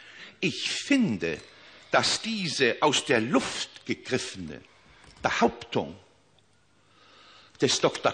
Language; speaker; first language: German; native; German